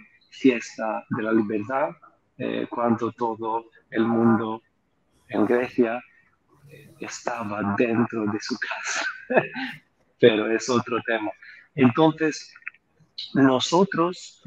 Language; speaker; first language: Spanish; non-native, fluent; Greek